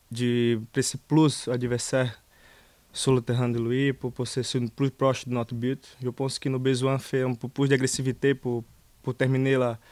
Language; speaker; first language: French; non-native, learner; Portuguese